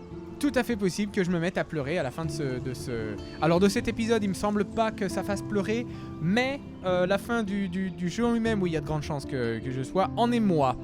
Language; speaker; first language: French; native; French